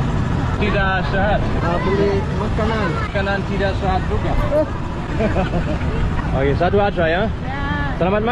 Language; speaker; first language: Indonesian; non-native, learner; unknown